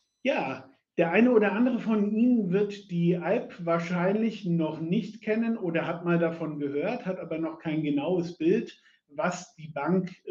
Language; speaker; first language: German; native; German